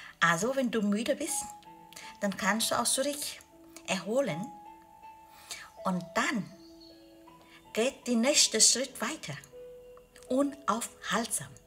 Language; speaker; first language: German; non-native, learner; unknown